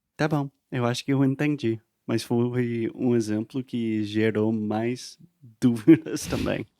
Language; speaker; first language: Portuguese; non-native, fluent; English